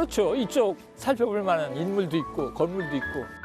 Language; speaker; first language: Korean; native; Korean